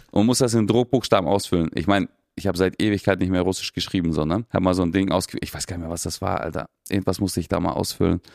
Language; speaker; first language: German; early bilingual, other home language; Russian